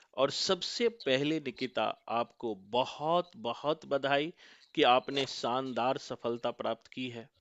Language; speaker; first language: Hindi; native; Hindi